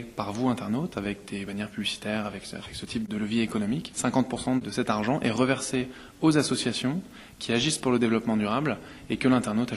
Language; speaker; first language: French; native; French